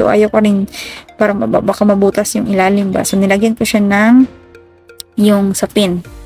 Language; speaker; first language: Filipino; native; Filipino